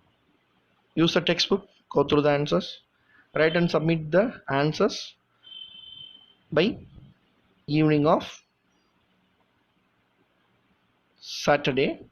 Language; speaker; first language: English; non-native, local second language; Tamil